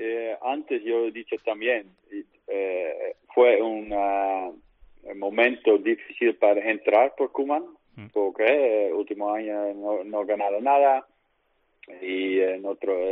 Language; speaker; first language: Spanish; non-native, learner; Dutch